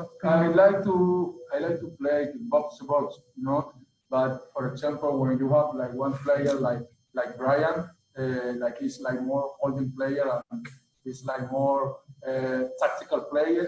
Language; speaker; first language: English; non-native, learner; Spanish